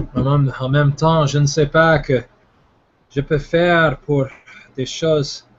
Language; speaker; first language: French; non-native, learner; English